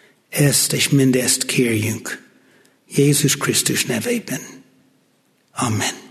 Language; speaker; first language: Hungarian; non-native, fluent; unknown